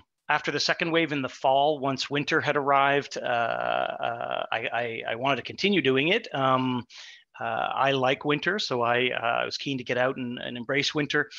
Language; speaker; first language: English; native; English